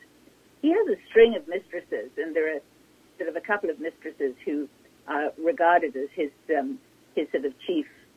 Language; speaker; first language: English; native; English